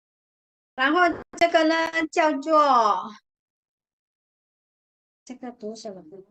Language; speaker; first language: Chinese; non-native, fluent; Indonesian